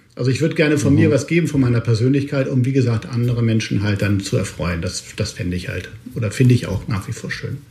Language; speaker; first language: German; native; German